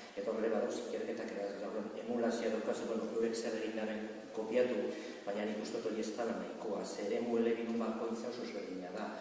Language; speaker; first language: Basque; native; Basque